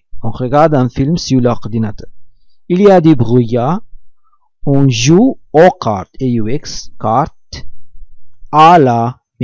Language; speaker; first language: French; non-native, fluent; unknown